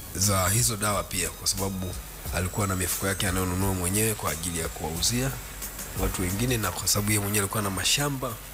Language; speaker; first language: Swahili; native; Swahili